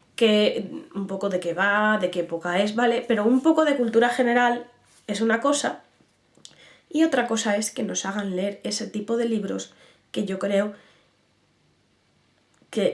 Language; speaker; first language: Spanish; native; Spanish